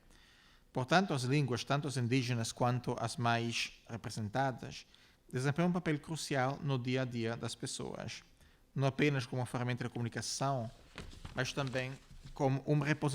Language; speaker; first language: Portuguese; non-native, fluent; Italian